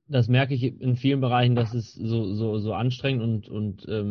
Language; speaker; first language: German; native; German